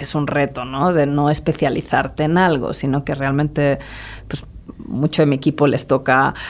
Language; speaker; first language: Spanish; early bilingual, other home language; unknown